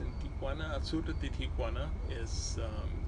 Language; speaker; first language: Spanish; non-native, fluent; English